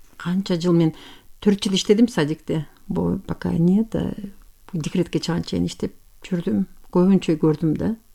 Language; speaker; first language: Kyrgyz; non-native, local second language; Turkish